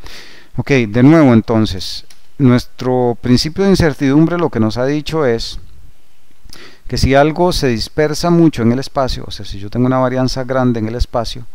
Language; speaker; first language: Spanish; native; Spanish